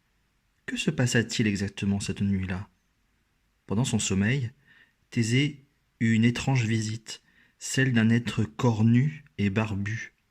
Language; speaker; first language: French; native; French